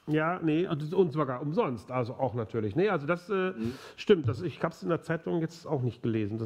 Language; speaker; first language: German; native; German